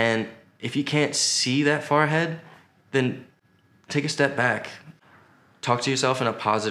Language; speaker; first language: English; native; English